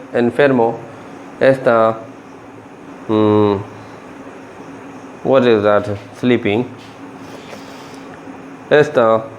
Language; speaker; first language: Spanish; non-native, learner; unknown